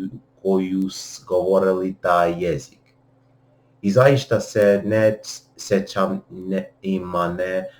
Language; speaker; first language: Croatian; non-native, learner; English